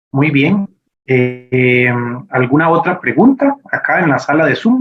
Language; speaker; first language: Spanish; native; Spanish